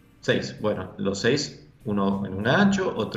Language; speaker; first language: Spanish; native; Spanish